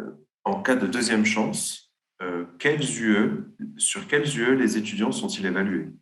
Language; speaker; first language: French; native; French